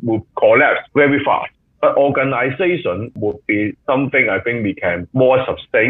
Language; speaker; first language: English; non-native, local second language; Cantonese